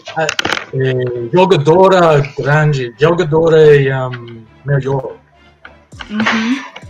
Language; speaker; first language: Portuguese; non-native, learner; English